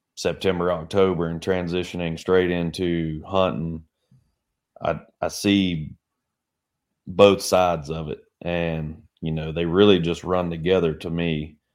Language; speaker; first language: English; native; English